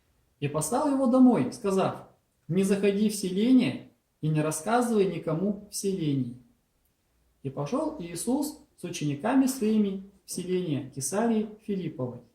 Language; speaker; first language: Russian; native; Russian